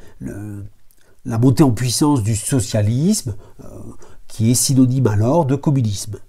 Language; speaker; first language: French; native; French